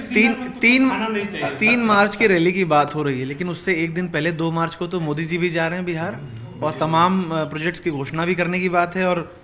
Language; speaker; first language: Hindi; native; Hindi